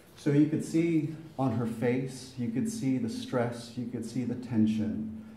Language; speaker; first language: English; native; English